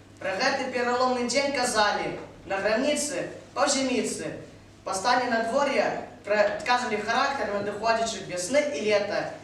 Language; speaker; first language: Belarusian; native; Belarusian